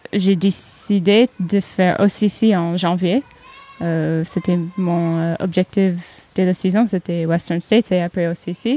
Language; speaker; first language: French; non-native, learner; English